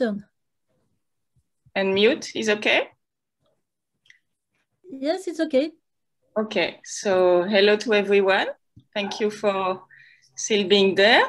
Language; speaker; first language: English; non-native, fluent; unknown